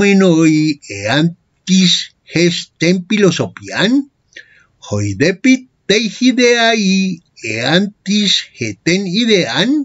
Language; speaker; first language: Greek; non-native, fluent; Spanish